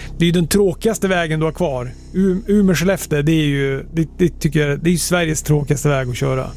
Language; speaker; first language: Swedish; native; Swedish